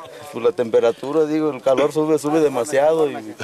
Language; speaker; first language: Spanish; non-native, local second language; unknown